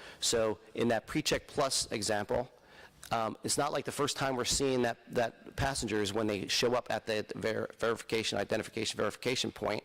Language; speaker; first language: English; native; English